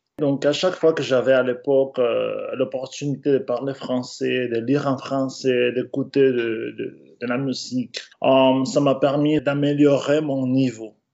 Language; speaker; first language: French; non-native, fluent; Spanish